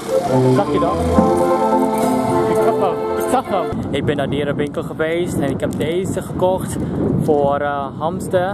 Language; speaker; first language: Dutch; non-native, local second language; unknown